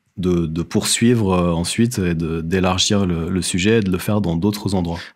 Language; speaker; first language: French; native; French